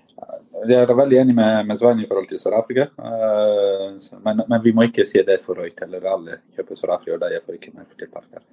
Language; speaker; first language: Norwegian; non-native, fluent; Italian